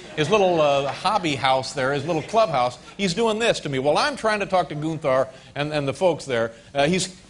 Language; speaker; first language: English; native; English